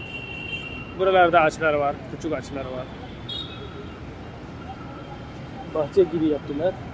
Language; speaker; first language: Turkish; non-native, fluent; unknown